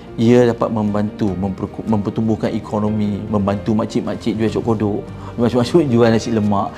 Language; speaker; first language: Malay; native; Malay